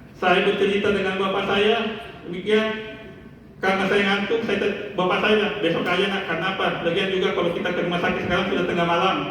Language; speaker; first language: Indonesian; non-native, local second language; Buginese